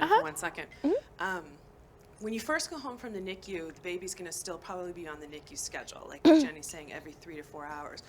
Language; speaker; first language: English; native; English